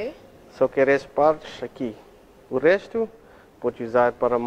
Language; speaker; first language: Portuguese; non-native, learner; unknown